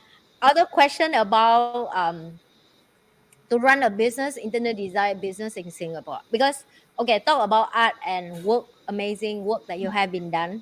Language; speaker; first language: English; non-native, fluent; Vietnamese